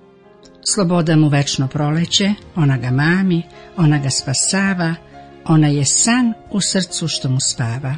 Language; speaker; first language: Serbian; native; Serbian